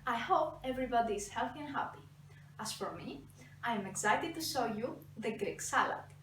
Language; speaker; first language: English; non-native, fluent; Greek